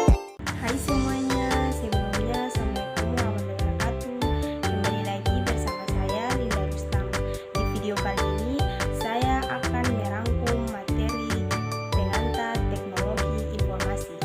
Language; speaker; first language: Indonesian; native; Indonesian